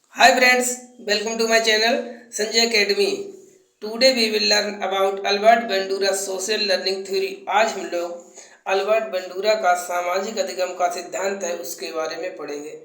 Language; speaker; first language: Hindi; native; Hindi